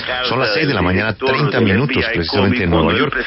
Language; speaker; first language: Spanish; native; Spanish